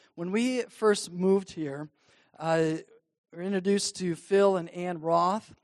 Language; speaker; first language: English; native; English